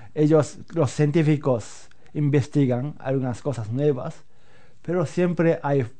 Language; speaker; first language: Spanish; non-native, learner; Japanese